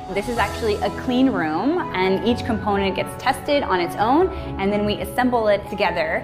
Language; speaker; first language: English; native; English